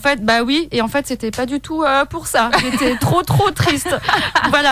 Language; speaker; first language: French; native; French